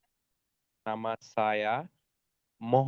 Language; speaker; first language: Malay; non-native, learner; Bangla